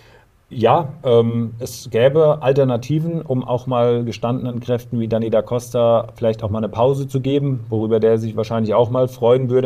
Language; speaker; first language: German; native; German